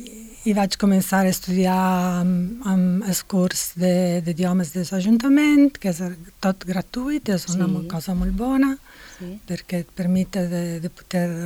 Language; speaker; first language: Catalan; non-native, fluent; Italian